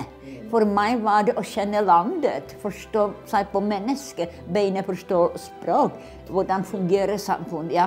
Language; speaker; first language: Norwegian; non-native, fluent; Czech